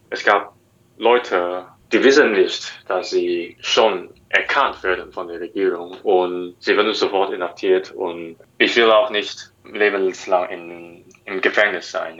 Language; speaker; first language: German; non-native, learner; Cantonese